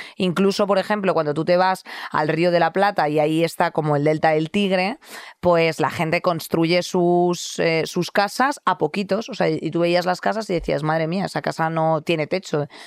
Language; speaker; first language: Spanish; native; Spanish